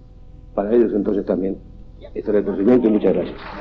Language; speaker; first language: Spanish; native; Spanish